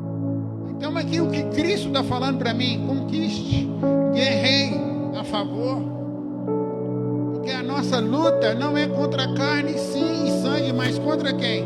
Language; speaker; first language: Portuguese; native; Portuguese